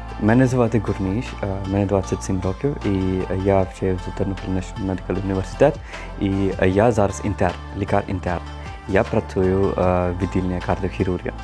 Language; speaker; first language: Ukrainian; non-native, learner; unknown